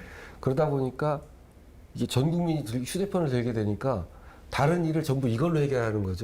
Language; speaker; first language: Korean; native; Korean